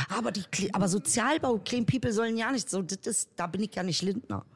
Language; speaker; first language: German; native; German